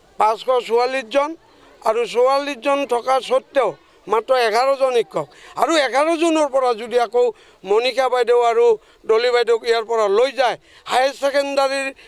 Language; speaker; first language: Assamese; native; Assamese